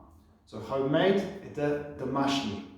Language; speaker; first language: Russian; non-native, fluent; English